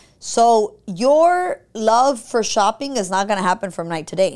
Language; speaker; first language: English; early bilingual, other home language; Spanish